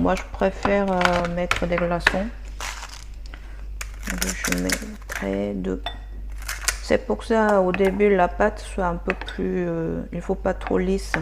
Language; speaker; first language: French; non-native, learner; Korean